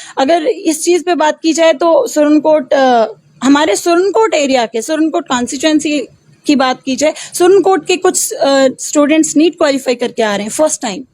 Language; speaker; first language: Hindi; non-native, local second language; Pahari-Potwari